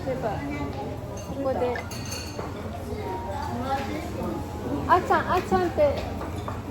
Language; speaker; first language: Japanese; non-native, fluent; Filipino